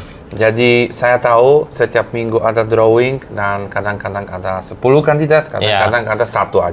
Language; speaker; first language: Indonesian; non-native, fluent; Polish